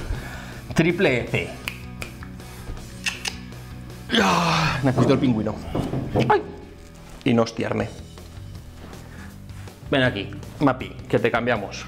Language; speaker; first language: Spanish; native; Spanish